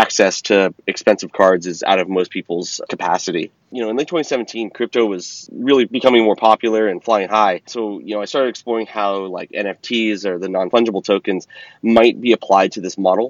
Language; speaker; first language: English; native; English